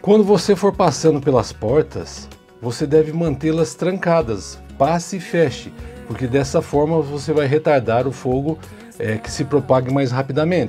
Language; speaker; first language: Portuguese; native; Portuguese